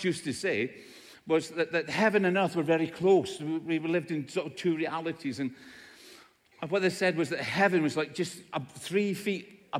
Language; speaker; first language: English; native; English